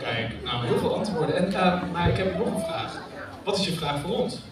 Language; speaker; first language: Dutch; native; Dutch